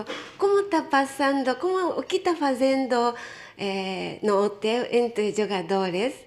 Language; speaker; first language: Portuguese; non-native, fluent; Japanese